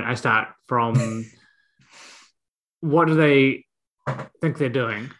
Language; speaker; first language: English; native; English